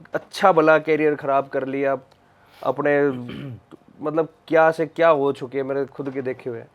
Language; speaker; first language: Hindi; native; Hindi